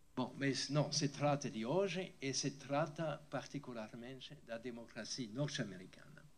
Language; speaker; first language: Portuguese; non-native, fluent; French